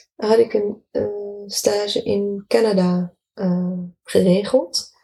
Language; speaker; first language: Dutch; non-native, fluent; Arabic